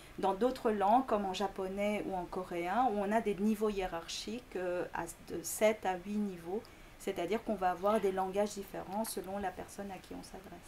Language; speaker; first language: French; non-native, fluent; Korean